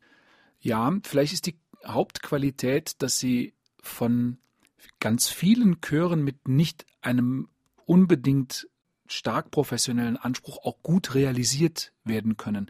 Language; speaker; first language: German; native; German